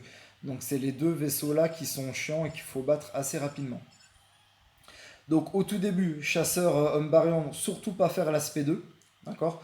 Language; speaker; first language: French; native; French